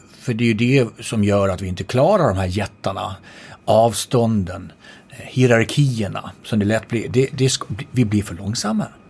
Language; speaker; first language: Swedish; native; Swedish